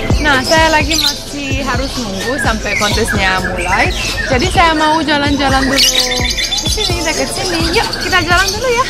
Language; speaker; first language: Indonesian; non-native, fluent; Romanian